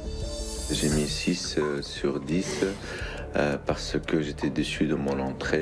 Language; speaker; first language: French; non-native, fluent; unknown